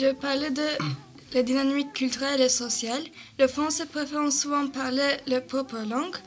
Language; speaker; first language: French; non-native, learner; Turkish